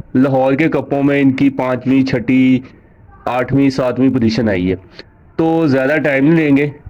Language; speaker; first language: Hindi; non-native, local second language; Punjabi